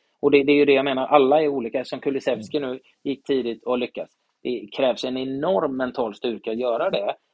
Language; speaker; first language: Swedish; native; Swedish